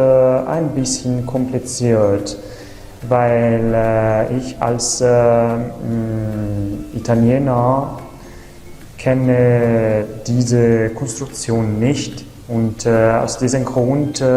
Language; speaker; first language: German; non-native, fluent; Italian